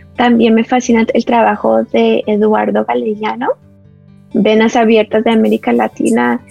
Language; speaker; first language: Spanish; native; Spanish